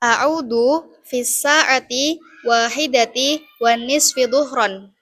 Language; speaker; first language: Arabic; non-native, learner; Indonesian